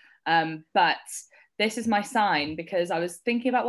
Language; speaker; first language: English; native; English